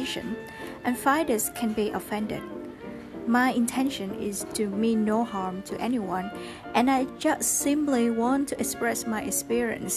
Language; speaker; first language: English; non-native, fluent; Vietnamese